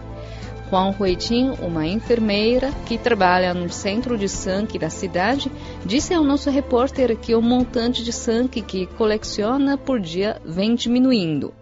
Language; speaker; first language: Portuguese; non-native, fluent; Chinese